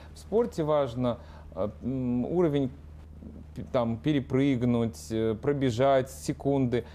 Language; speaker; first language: Russian; non-native, local second language; Ukrainian